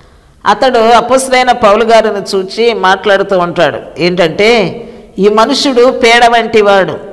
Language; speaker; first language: Telugu; native; Telugu